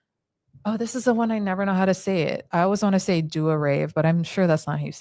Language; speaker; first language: English; native; English